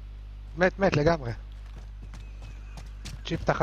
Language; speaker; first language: Hebrew; native; Hebrew